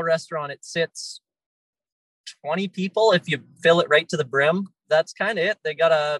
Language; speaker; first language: English; native; English